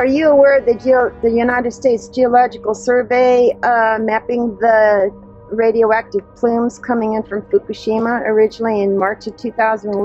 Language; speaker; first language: English; native; English